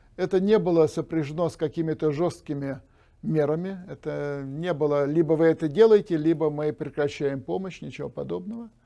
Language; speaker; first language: Russian; native; Russian